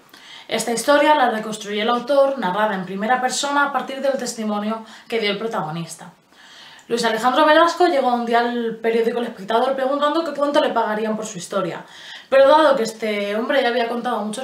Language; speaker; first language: Spanish; native; Spanish